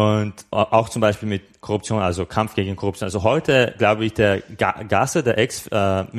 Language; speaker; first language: German; non-native, fluent; Slovak